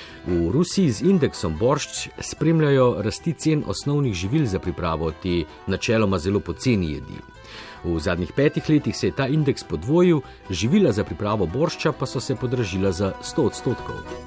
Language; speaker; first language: Slovenian; native; Slovenian